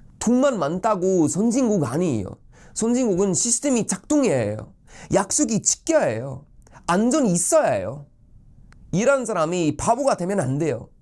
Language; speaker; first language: Korean; non-native, fluent; Swedish